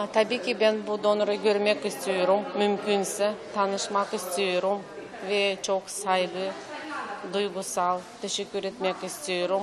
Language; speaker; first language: Turkish; non-native, learner; Russian